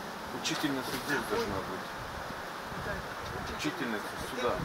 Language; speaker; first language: Russian; non-native, local second language; Romanian